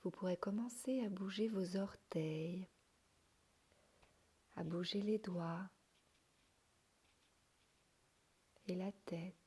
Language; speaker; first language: French; native; French